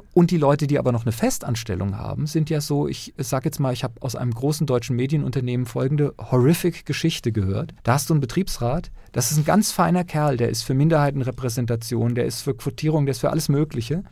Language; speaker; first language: German; native; German